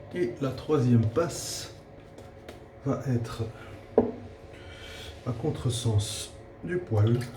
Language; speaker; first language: French; native; French